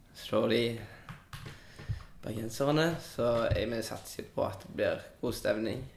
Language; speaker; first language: Norwegian; native; Norwegian